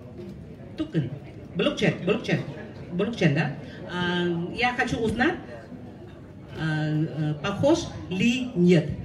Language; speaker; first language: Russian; non-native, learner; Vietnamese